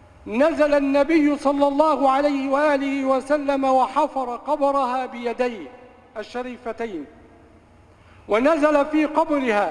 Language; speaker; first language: Arabic; native; Arabic